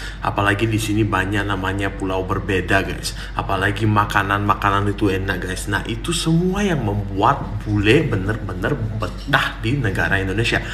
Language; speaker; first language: Indonesian; non-native, fluent; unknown